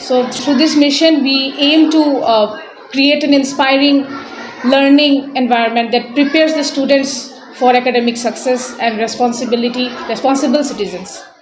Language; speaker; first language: English; non-native, local second language; Sylheti